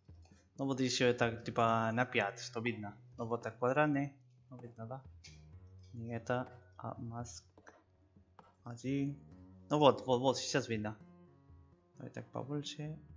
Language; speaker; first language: Russian; non-native, learner; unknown